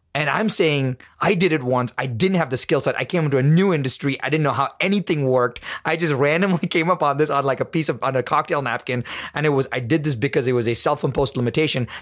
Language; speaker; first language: English; non-native, local second language; Tamil